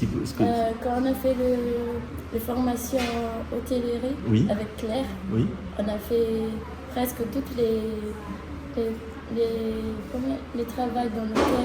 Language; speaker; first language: French; non-native, learner; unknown